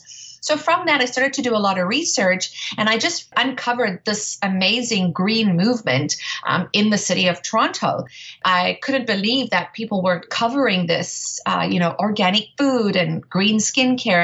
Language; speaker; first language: English; native; English